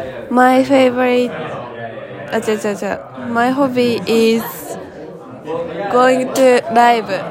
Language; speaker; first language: English; non-native, learner; Japanese